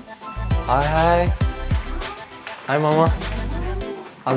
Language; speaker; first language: Swedish; early bilingual, other home language; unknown